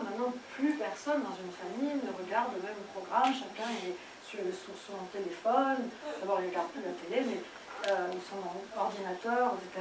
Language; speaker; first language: French; native; French